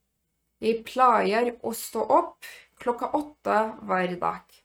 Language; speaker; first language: Norwegian; non-native, fluent; Polish